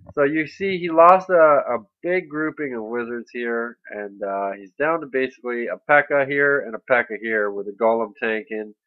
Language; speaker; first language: English; native; English